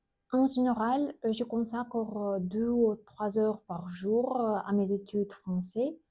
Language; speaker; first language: French; non-native, learner; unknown